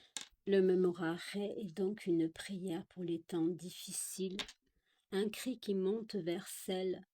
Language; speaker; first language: French; native; French